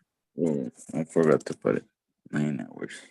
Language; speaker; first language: English; non-native, learner; Spanish